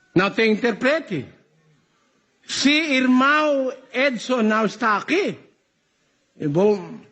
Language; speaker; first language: Portuguese; non-native, learner; Filipino